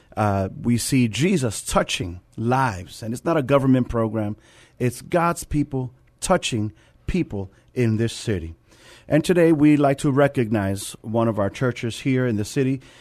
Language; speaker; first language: English; native; English